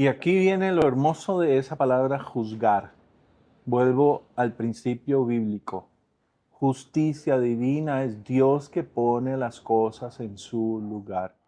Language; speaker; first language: Spanish; native; Spanish